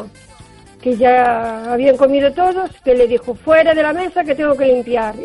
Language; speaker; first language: Spanish; native; Spanish